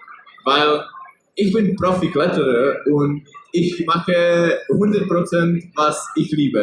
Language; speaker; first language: German; non-native, learner; Czech